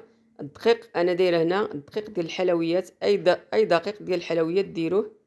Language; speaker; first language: Arabic; native; Arabic